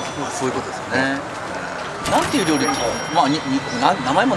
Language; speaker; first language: Japanese; native; Japanese